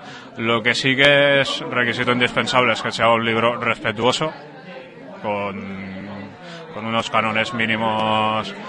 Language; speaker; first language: Spanish; native; Spanish